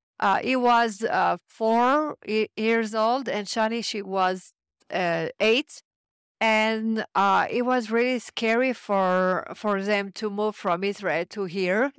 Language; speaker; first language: English; non-native, fluent; French